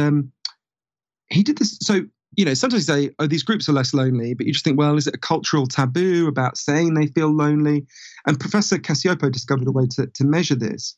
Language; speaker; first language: English; native; English